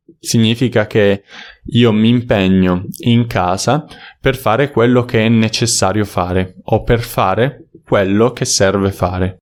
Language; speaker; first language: Italian; native; Italian